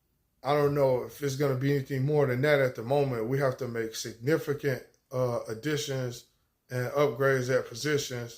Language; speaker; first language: English; native; English